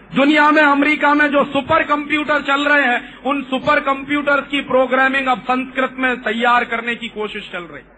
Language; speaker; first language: Hindi; native; Hindi